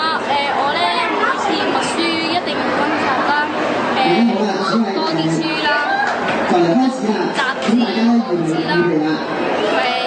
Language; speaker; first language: Cantonese; non-native, learner; Urdu